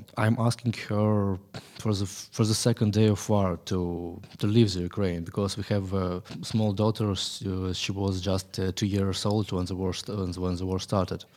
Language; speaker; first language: English; non-native, learner; Ukrainian